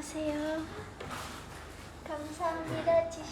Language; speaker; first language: Korean; non-native, learner; Indonesian